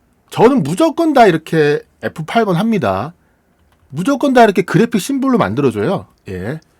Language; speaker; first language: Korean; native; Korean